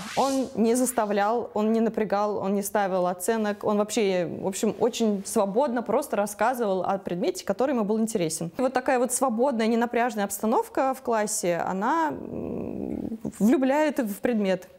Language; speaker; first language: Russian; native; Russian